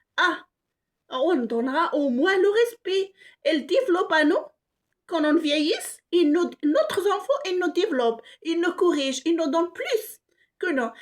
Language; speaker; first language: French; non-native, local second language; Arabic